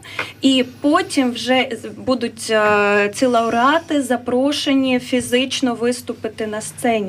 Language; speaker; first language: Ukrainian; native; Ukrainian